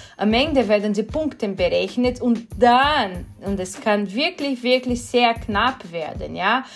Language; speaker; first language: German; non-native, fluent; Portuguese